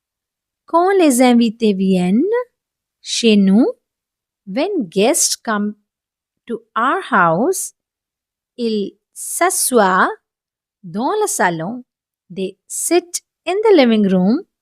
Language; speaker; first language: French; non-native, fluent; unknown